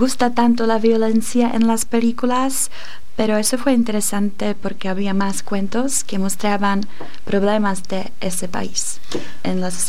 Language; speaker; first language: Spanish; non-native, fluent; Czech